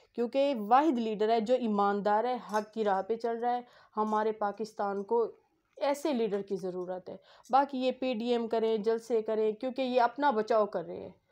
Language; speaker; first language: Urdu; non-native, local second language; Saraiki